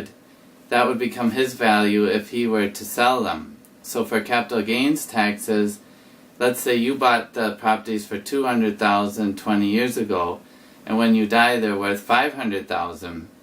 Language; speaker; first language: English; native; English